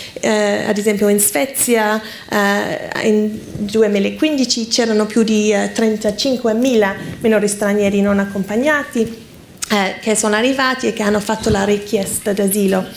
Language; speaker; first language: Italian; non-native, fluent; English